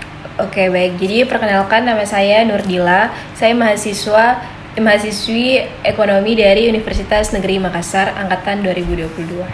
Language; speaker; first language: Indonesian; native; Indonesian